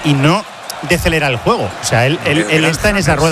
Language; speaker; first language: Spanish; native; Spanish